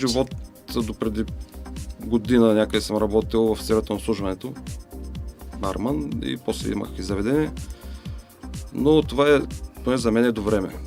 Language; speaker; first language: Bulgarian; native; Bulgarian